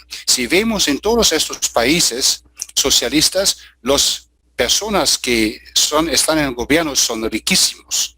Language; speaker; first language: Spanish; non-native, fluent; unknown